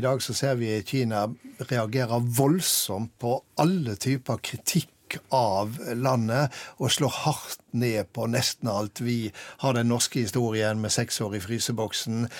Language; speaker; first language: Norwegian; native; Norwegian